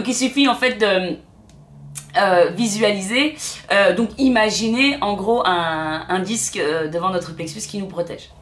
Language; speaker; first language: French; native; French